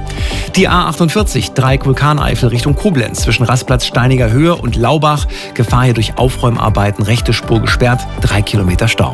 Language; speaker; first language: German; native; German